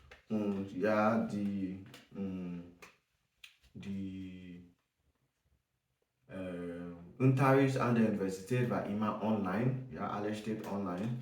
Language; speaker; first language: German; non-native, learner; English